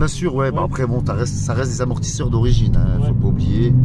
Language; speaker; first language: French; native; French